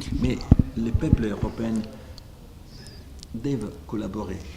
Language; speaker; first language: French; non-native, fluent; Italian